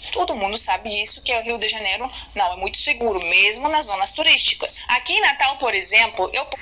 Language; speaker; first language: Portuguese; non-native, fluent; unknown